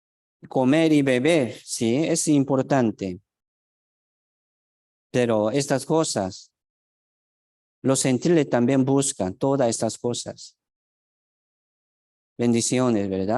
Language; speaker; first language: Spanish; non-native, fluent; Korean